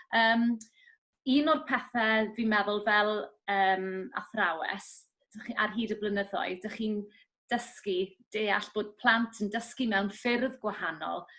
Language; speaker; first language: Welsh; native; Welsh